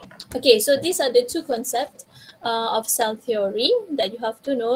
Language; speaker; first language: English; non-native, local second language; Malay